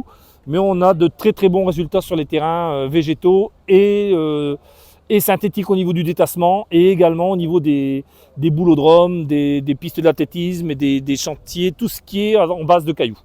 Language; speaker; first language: French; native; French